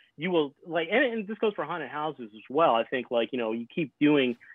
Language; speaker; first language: English; native; English